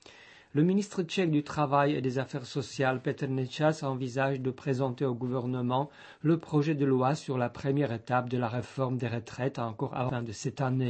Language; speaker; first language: French; native; French